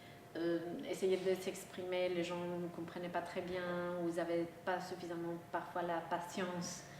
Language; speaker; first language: French; non-native, local second language; Spanish